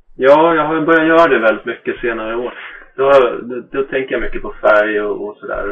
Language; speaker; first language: Swedish; native; Swedish